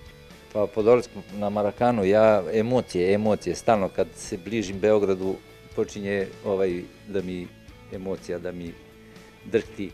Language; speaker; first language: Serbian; early bilingual, heritage; Serbian